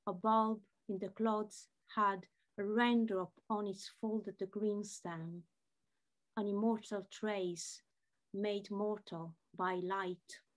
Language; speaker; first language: English; non-native, fluent; Italian